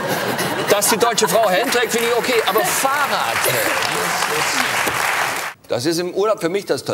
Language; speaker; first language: German; native; German